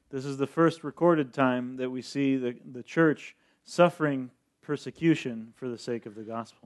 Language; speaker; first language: English; early bilingual, other home language; Spanish